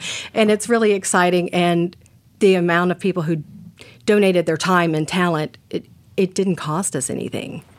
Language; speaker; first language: English; native; English